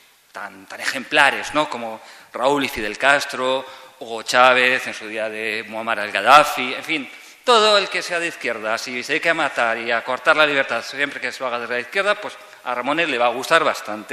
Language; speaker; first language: Spanish; native; Spanish